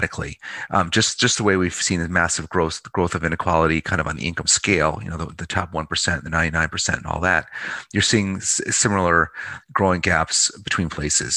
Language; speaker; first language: English; native; English